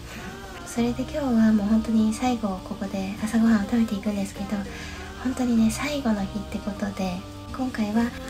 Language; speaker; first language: Japanese; native; Japanese